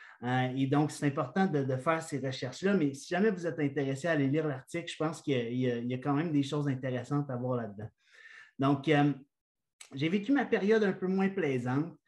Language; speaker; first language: French; native; French